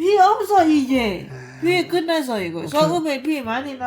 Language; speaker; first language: Korean; non-native, learner; Lao